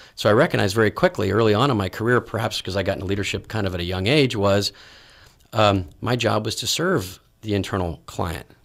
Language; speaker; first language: English; native; English